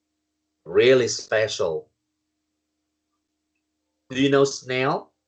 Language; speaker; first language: English; non-native, learner; Vietnamese